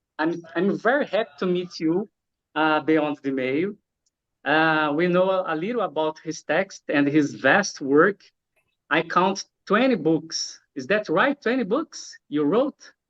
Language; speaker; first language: English; non-native, learner; Portuguese